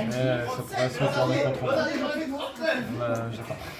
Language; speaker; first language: French; native; French